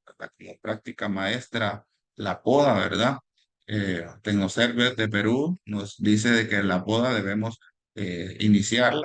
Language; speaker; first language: Spanish; native; Spanish